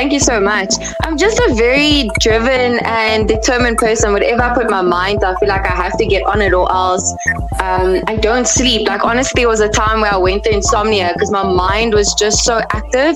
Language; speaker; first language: English; native; English